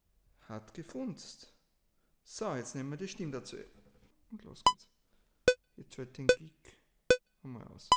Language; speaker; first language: German; native; German